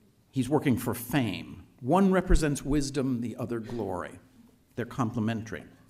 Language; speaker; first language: English; native; English